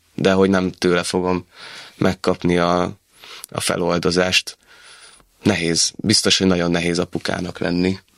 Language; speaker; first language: Hungarian; native; Hungarian